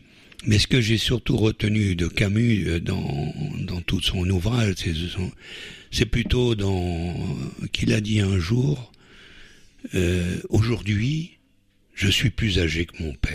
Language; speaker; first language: French; native; French